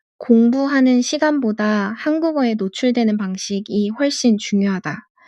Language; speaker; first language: Korean; non-native, fluent; Arabic